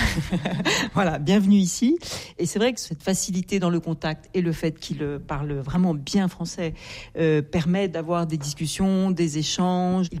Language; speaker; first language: French; native; French